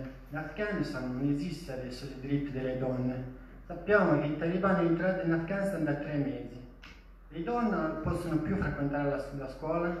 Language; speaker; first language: Italian; non-native, fluent; Persian